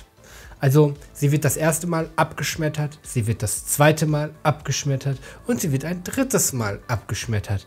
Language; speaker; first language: German; native; German